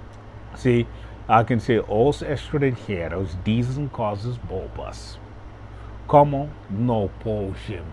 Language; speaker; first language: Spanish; non-native, learner; English